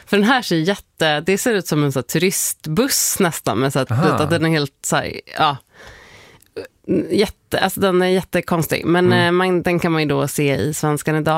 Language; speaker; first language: Swedish; native; Swedish